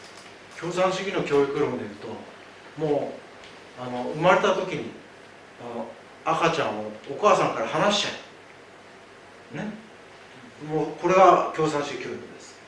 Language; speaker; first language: Japanese; native; Japanese